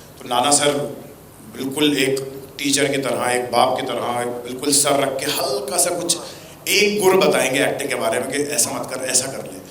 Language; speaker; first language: Hindi; native; Hindi